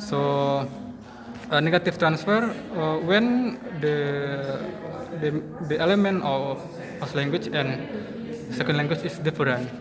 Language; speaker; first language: English; non-native, learner; Indonesian